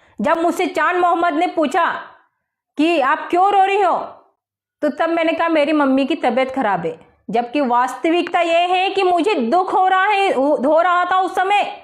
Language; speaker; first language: Hindi; non-native, local second language; Marathi